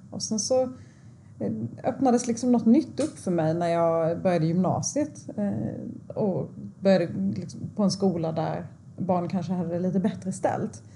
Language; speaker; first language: Swedish; early bilingual, other home language; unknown